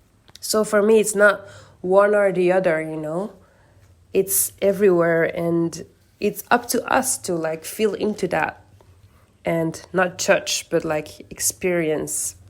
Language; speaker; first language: English; non-native, fluent; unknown